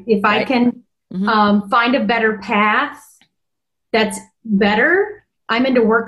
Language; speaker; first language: English; native; English